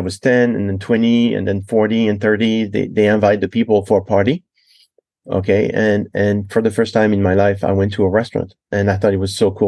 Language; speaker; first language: English; non-native, fluent; French